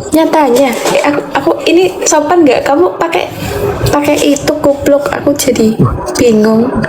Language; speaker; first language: Indonesian; non-native, local second language; Javanese